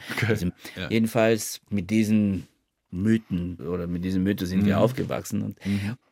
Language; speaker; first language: German; non-native, fluent; Bulgarian